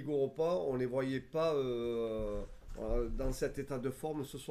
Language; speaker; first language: French; native; French